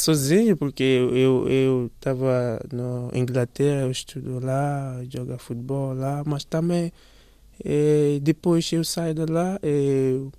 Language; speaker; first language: Portuguese; non-native, learner; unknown